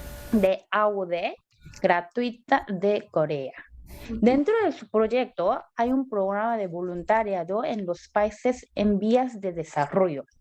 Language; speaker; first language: Spanish; non-native, learner; Korean